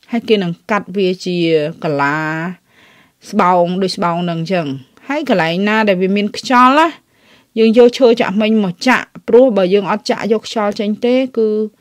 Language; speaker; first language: Khmer; native; Khmer